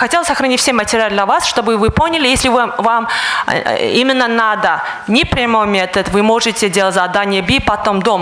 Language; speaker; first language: Russian; non-native, fluent; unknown